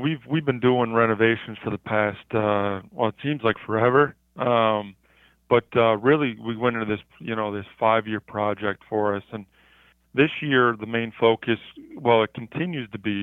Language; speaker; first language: English; native; English